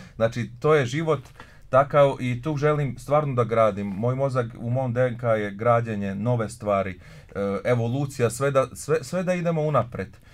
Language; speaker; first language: Croatian; non-native, local second language; Slovak